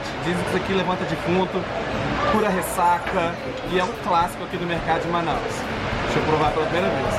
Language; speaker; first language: Portuguese; native; Portuguese